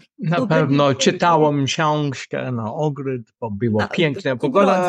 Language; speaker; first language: Polish; non-native, learner; English